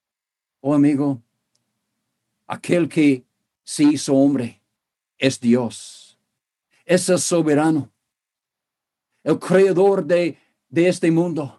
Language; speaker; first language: Spanish; non-native, fluent; English